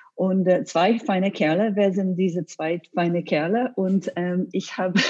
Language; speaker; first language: German; non-native, learner; English